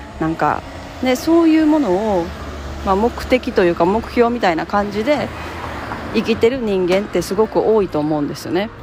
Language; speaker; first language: Japanese; native; Japanese